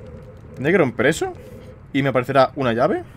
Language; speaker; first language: Spanish; native; Spanish